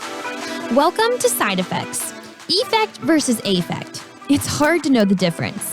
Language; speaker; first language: English; native; English